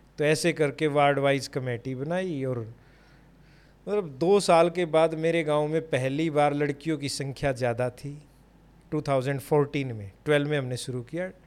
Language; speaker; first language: Hindi; native; Hindi